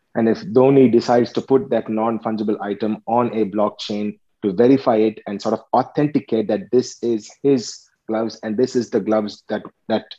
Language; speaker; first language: English; non-native, local second language; Tamil